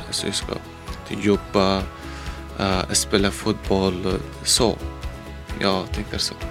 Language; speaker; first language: Swedish; non-native, learner; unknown